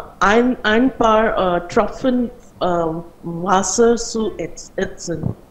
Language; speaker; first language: German; non-native, learner; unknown